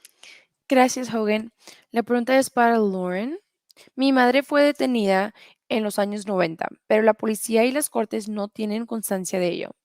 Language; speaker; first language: Spanish; early bilingual, heritage; Spanish